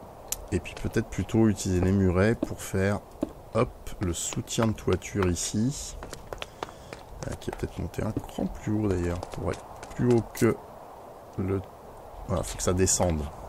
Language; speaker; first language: French; native; French